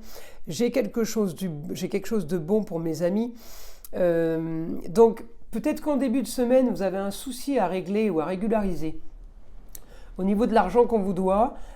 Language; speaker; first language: French; native; French